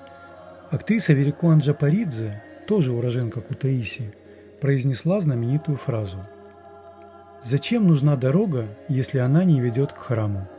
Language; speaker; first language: Russian; native; Russian